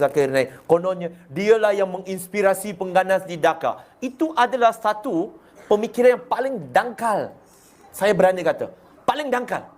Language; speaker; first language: Malay; non-native, local second language; Chinese